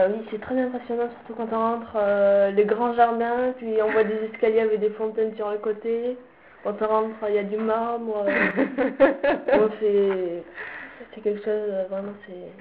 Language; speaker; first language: French; native; French